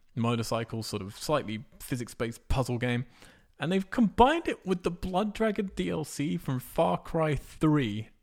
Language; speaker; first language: English; native; English